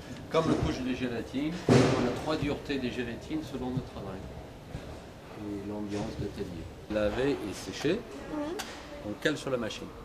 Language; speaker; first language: French; native; French